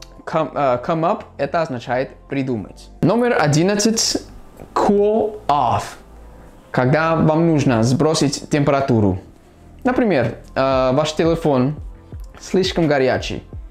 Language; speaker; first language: Russian; non-native, fluent; English